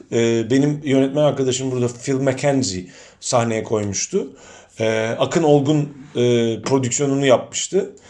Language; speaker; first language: Turkish; native; Turkish